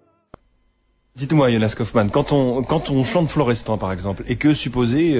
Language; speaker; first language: French; native; French